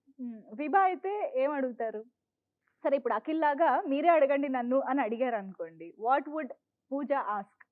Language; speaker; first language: Telugu; native; Telugu